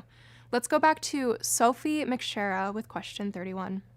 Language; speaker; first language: English; native; English